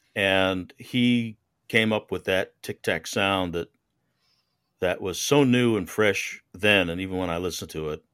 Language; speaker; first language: English; native; English